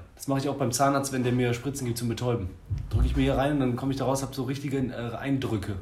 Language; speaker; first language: German; native; German